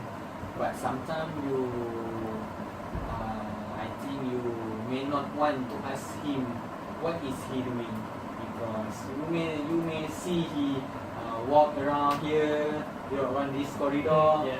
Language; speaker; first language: English; non-native, learner; Malay